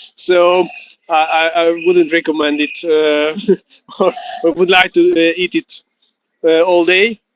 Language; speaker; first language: English; non-native, fluent; Hungarian